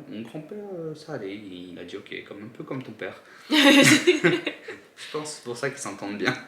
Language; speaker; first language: French; early bilingual, other home language; Turkish